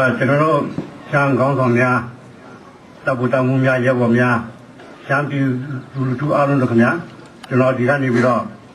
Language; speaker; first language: Burmese; non-native, local second language; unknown